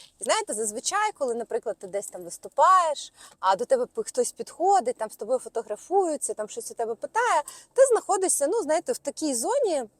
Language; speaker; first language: Ukrainian; non-native, local second language; Russian